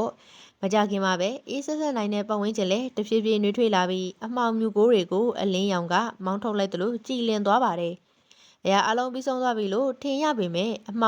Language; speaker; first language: Burmese; native; Burmese